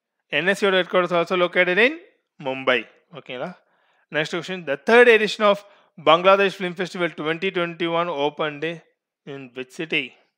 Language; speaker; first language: English; non-native, local second language; Tamil